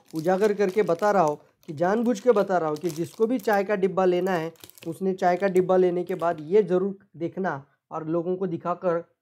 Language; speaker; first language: Hindi; non-native, local second language; Marathi